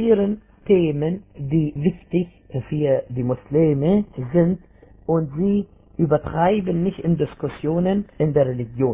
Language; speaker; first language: German; non-native, fluent; Arabic